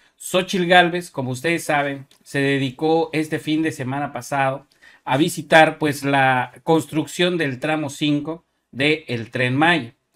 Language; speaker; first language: Spanish; native; Spanish